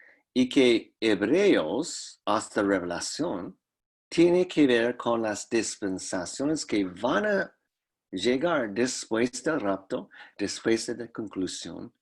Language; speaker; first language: Spanish; non-native, fluent; English